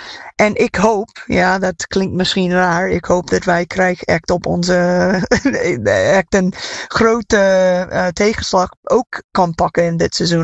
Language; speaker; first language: Dutch; non-native, fluent; English